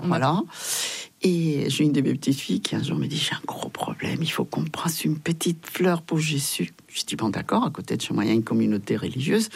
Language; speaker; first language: French; non-native, fluent; Spanish